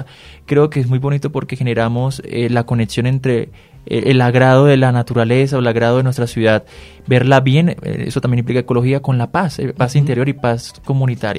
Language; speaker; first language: Spanish; native; Spanish